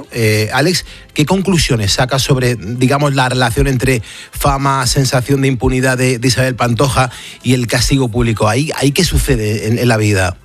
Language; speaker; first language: Spanish; native; Spanish